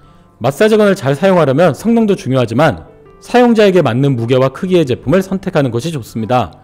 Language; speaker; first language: Korean; native; Korean